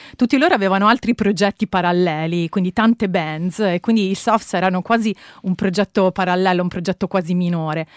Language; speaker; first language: Italian; native; Italian